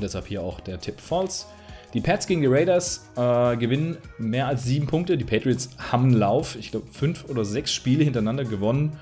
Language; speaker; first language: German; native; German